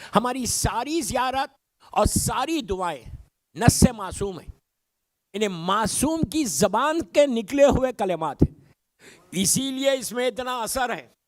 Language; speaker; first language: Urdu; native; Urdu